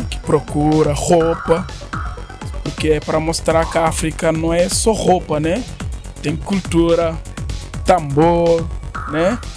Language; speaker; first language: Portuguese; non-native, fluent; Wolof